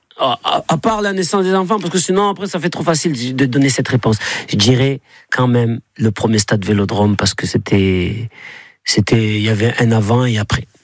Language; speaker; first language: French; native; French